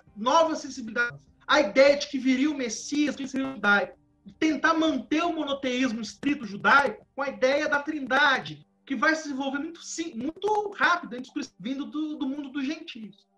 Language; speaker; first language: Portuguese; native; Portuguese